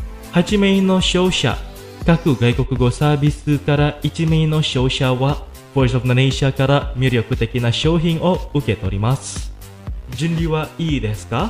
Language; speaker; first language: Japanese; non-native, fluent; Indonesian